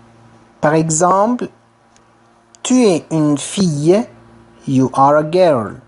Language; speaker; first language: French; non-native, fluent; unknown